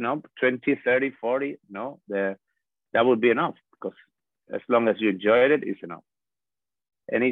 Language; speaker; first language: English; non-native, fluent; Spanish